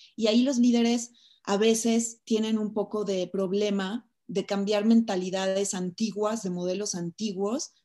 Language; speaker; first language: Spanish; native; Spanish